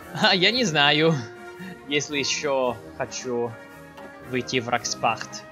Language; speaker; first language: Russian; non-native, learner; English